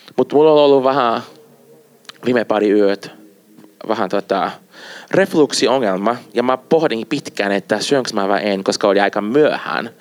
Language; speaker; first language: Finnish; non-native, fluent; Portuguese